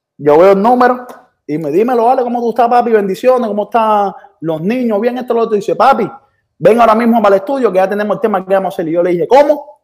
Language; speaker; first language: Spanish; native; Spanish